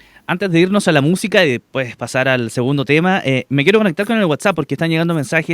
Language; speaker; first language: Spanish; native; Spanish